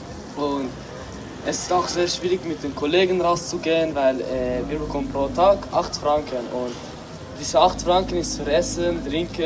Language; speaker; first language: German; early bilingual, other home language; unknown